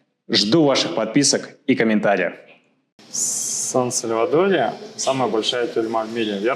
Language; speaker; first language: Russian; native; Russian